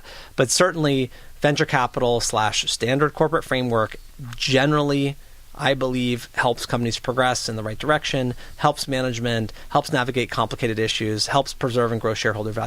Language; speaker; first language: English; native; English